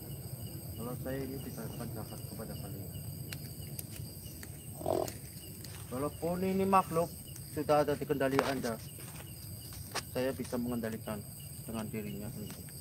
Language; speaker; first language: Indonesian; non-native, local second language; Javanese